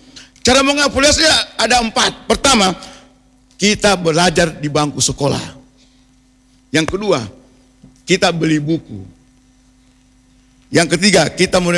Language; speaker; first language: Indonesian; non-native, local second language; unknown